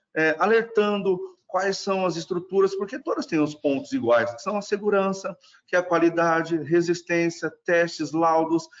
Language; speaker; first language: Portuguese; non-native, fluent; German